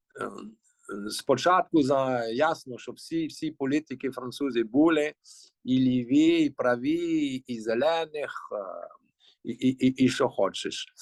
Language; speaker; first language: Ukrainian; early bilingual, heritage; Ukrainian